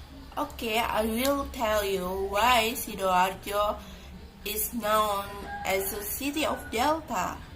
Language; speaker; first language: English; non-native, learner; Indonesian